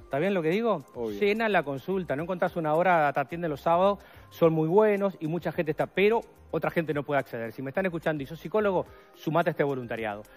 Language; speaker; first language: Spanish; native; Spanish